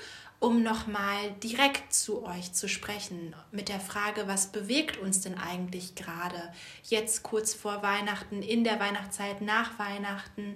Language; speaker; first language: German; native; German